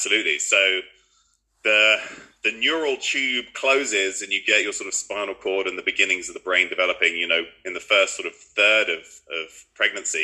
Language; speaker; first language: English; native; English